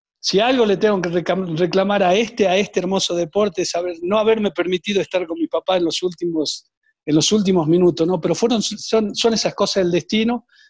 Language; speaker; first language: Spanish; native; Spanish